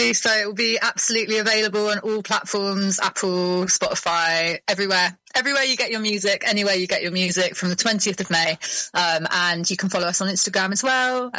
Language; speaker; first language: English; native; English